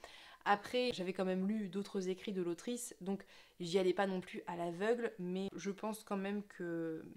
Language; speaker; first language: French; native; French